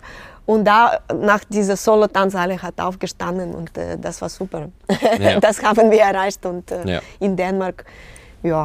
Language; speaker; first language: German; non-native, fluent; Russian